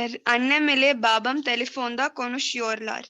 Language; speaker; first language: Turkish; non-native, learner; Urdu